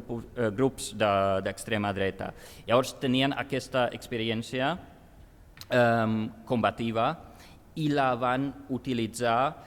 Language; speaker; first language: Catalan; non-native, fluent; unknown